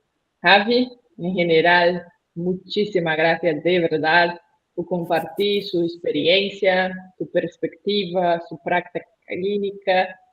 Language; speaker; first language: Spanish; non-native, learner; Portuguese